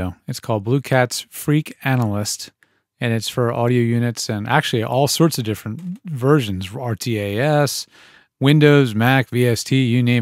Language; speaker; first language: English; native; English